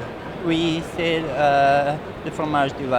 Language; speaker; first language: French; non-native, learner; Bosnian